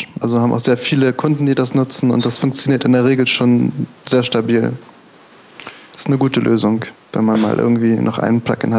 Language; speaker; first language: German; native; German